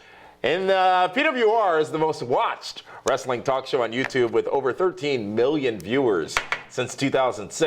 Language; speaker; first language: English; native; English